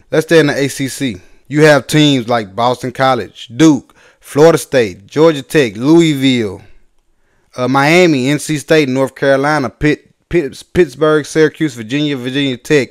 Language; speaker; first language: English; native; English